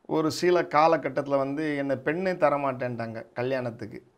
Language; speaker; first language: Tamil; non-native, local second language; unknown